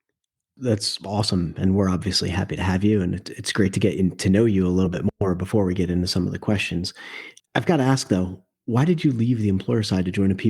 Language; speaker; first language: English; native; English